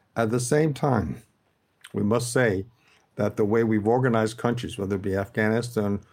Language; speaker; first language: English; native; English